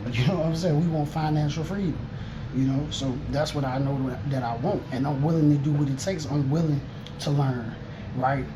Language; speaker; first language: English; native; English